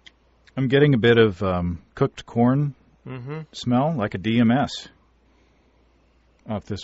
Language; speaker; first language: English; native; English